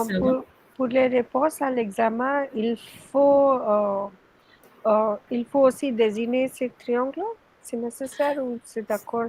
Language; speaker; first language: French; non-native, fluent; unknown